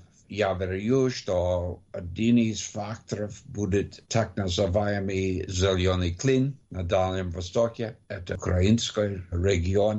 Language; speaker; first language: Russian; non-native, learner; English